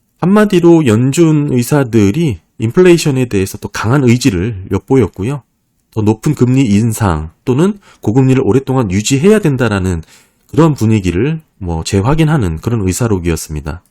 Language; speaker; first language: Korean; native; Korean